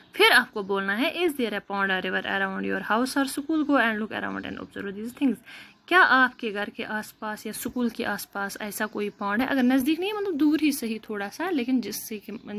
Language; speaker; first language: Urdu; non-native, local second language; Kashmiri